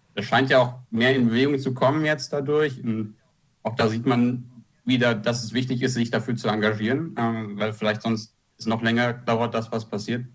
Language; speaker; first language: German; native; German